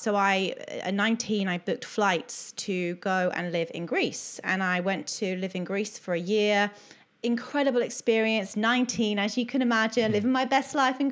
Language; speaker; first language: English; native; English